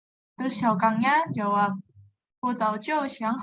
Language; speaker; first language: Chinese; non-native, fluent; Indonesian